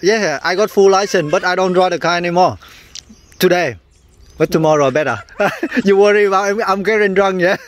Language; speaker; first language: English; non-native, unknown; Vietnamese